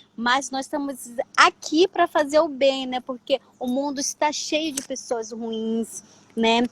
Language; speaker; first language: Portuguese; non-native, local second language; Ticuna